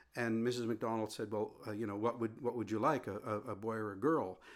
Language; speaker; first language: English; native; English